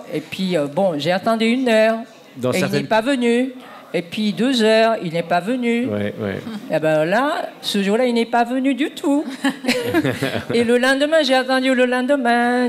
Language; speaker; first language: French; non-native, fluent; Japanese